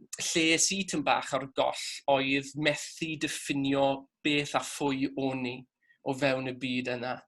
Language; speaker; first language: Welsh; native; Welsh